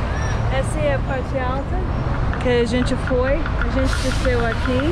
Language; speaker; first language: Portuguese; non-native, fluent; English